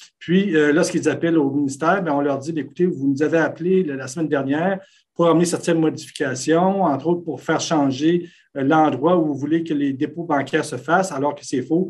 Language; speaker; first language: French; native; French